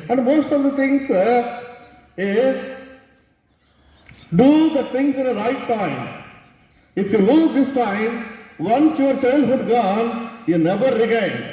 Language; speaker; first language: English; non-native, local second language; Telugu